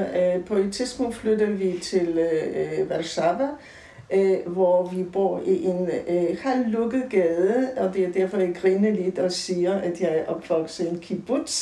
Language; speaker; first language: Danish; native; Danish